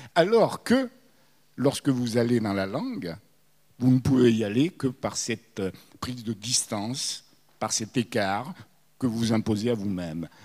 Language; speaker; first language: French; early bilingual, other home language; Italian